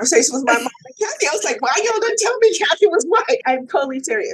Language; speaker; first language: English; native; English